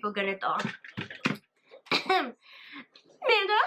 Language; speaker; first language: Filipino; early bilingual, heritage; English